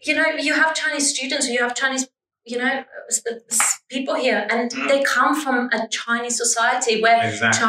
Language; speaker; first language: English; non-native, fluent; German